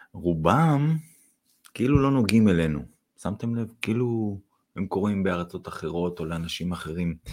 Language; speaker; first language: Hebrew; non-native, fluent; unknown